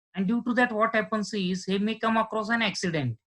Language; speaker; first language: English; non-native, local second language; Marathi